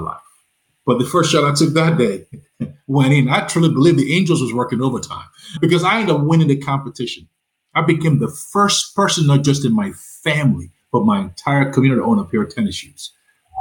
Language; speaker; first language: English; non-native, local second language; Yoruba